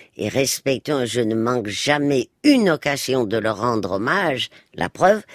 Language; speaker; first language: French; early bilingual, other home language; Spanish